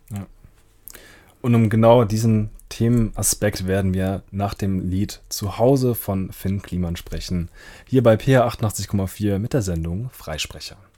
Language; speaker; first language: German; native; German